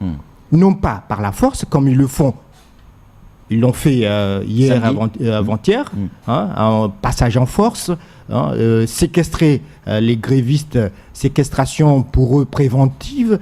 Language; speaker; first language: French; non-native, local second language; Comorian